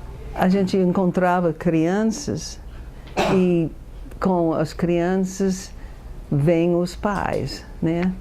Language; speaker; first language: Portuguese; non-native, fluent; English